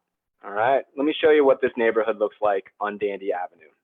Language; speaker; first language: English; native; English